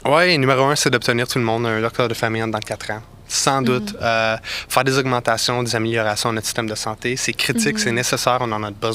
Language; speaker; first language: French; native; French